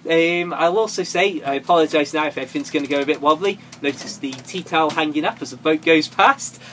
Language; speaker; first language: English; native; English